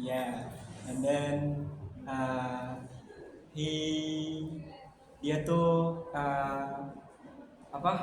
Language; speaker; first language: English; non-native, learner; Indonesian